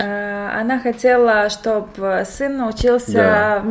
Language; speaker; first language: Russian; non-native, local second language; Latvian